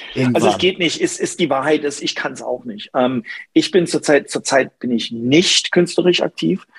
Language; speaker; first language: German; non-native, local second language; English